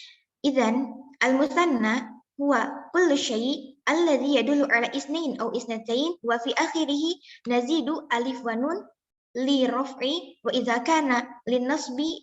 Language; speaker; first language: Arabic; non-native, learner; Indonesian